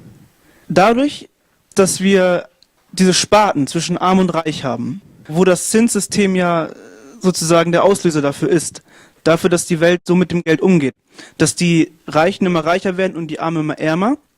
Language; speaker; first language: German; native; German